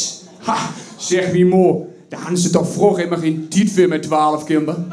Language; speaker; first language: Dutch; native; Dutch